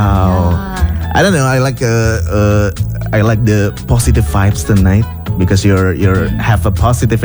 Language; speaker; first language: English; non-native, learner; Indonesian